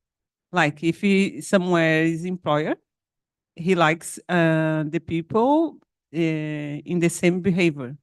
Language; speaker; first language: English; non-native, learner; Portuguese